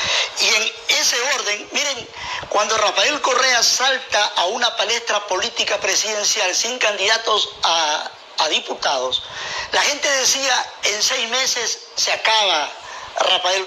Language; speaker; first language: Spanish; native; Spanish